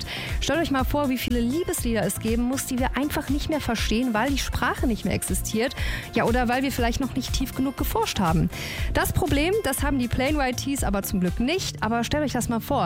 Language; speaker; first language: German; native; German